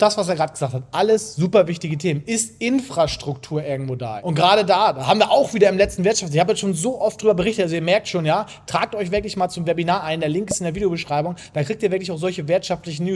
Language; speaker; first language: German; native; German